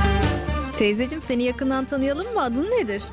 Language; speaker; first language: Turkish; native; Turkish